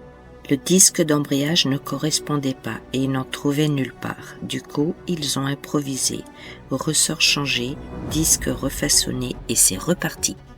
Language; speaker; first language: French; native; French